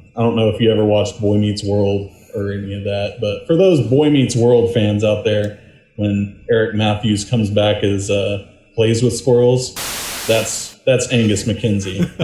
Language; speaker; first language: English; native; English